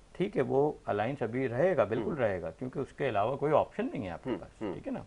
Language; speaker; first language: Urdu; native; Urdu